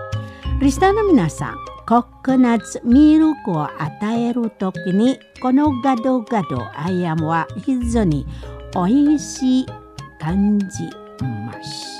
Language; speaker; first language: Japanese; non-native, learner; Indonesian